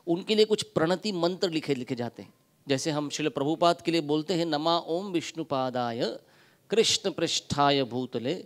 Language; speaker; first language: Hindi; non-native, local second language; Marathi